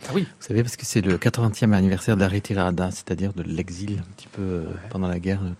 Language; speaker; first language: French; native; French